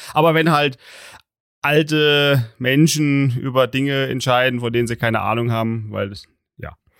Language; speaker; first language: German; native; German